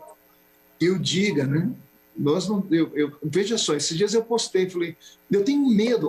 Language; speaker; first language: Portuguese; native; Portuguese